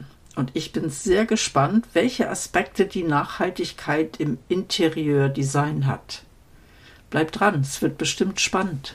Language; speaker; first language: German; native; German